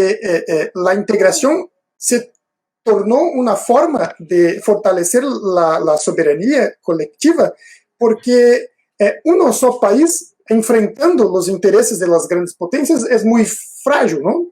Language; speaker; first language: Spanish; non-native, fluent; Portuguese